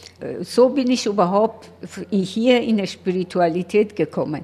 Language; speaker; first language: German; non-native, learner; Persian